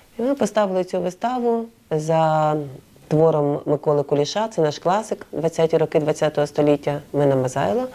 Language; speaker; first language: Ukrainian; native; Ukrainian